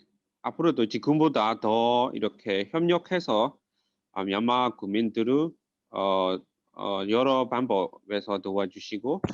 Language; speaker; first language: Korean; non-native, fluent; Burmese